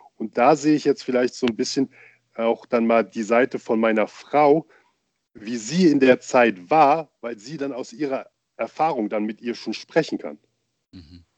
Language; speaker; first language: German; native; German